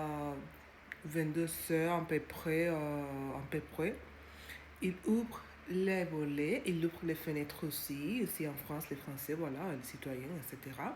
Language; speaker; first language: French; non-native, learner; Spanish